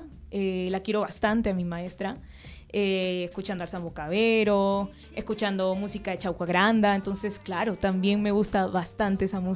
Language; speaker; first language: Spanish; native; Spanish